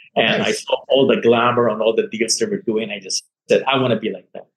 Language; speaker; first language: English; non-native, local second language; Filipino